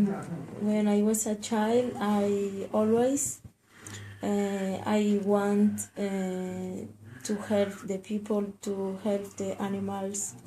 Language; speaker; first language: English; non-native, learner; Spanish